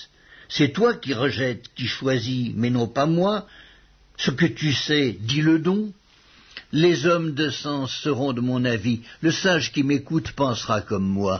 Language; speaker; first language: French; native; French